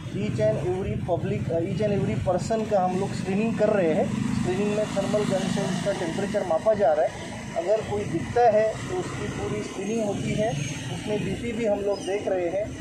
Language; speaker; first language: Hindi; non-native, local second language; Gujarati